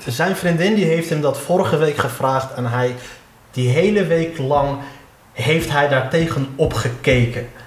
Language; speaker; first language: Dutch; early bilingual, other home language; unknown